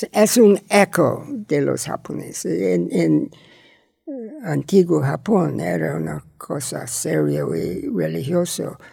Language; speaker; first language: Spanish; non-native, learner; English